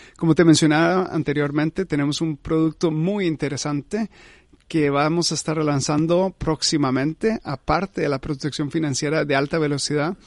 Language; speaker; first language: Spanish; early bilingual, heritage; Spanish